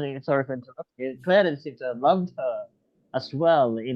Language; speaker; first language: English; non-native, fluent; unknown